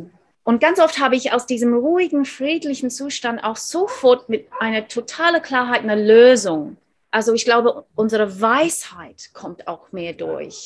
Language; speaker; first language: German; non-native, fluent; English